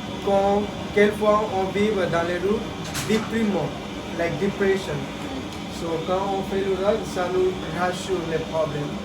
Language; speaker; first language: French; non-native, learner; Hindi